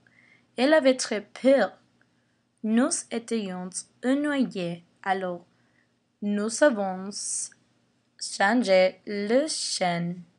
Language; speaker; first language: French; non-native, learner; English